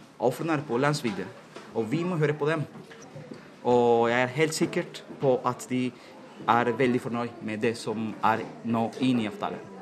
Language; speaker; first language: Norwegian; non-native, fluent; Spanish